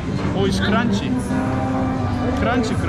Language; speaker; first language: English; non-native, learner; Turkish